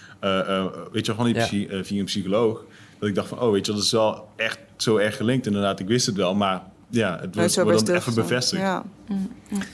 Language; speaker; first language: Dutch; native; Dutch